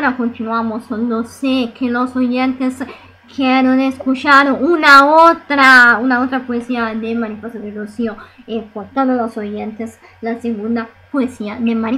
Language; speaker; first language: Spanish; non-native, fluent; Italian